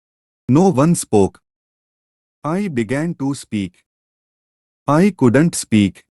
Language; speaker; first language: English; non-native, fluent; Hindi